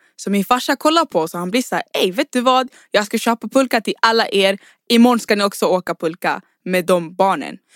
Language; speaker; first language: Swedish; early bilingual, other home language; Rundi